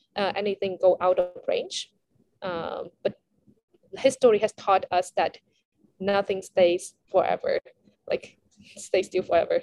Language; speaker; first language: English; non-native, fluent; Vietnamese